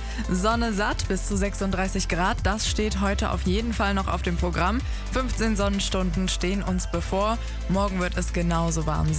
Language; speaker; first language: German; native; German